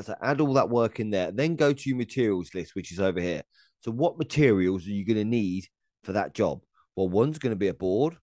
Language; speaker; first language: English; native; English